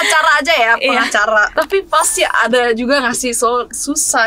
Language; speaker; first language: Indonesian; non-native, fluent; Korean